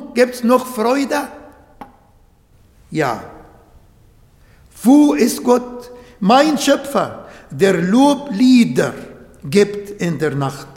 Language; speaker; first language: German; non-native, fluent; Arabic